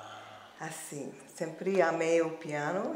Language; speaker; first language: Portuguese; non-native, fluent; English